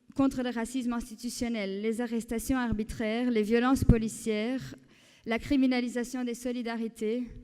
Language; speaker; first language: French; non-native, fluent; Portuguese